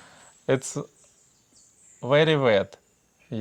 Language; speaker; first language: English; non-native, learner; Russian